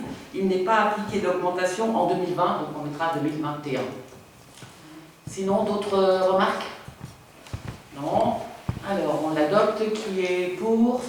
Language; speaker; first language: French; native; French